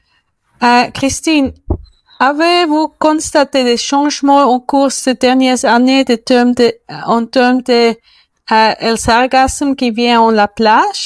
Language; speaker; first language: French; non-native, learner; Spanish